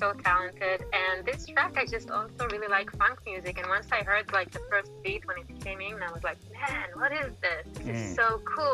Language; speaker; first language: English; non-native, fluent; Hebrew